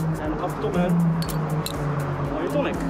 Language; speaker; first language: Dutch; native; Dutch